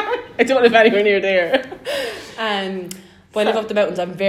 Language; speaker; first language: English; native; English